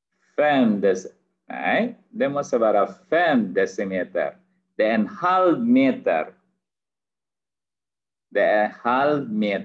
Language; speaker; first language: Swedish; non-native, fluent; Arabic